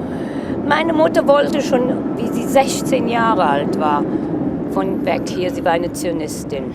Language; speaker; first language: German; early bilingual, heritage; German